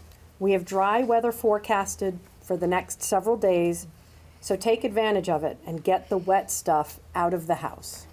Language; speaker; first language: English; native; English